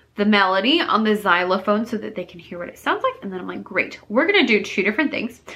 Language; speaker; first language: English; native; English